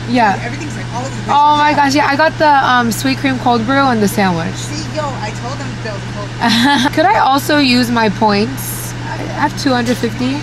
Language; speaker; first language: English; native; English